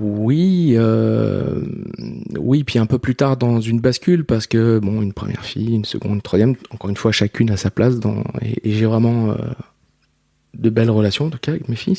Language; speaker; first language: French; native; French